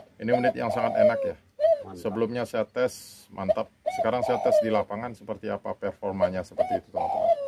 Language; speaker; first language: Indonesian; non-native, local second language; Balinese